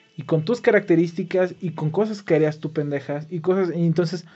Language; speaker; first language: Spanish; native; Spanish